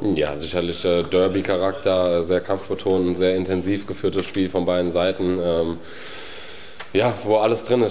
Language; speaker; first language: German; native; German